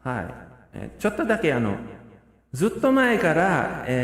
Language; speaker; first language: Japanese; non-native, fluent; English